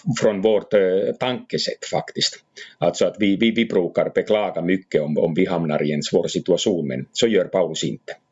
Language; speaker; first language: Swedish; non-native, fluent; Finnish